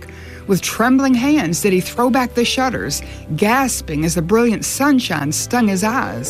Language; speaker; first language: English; native; English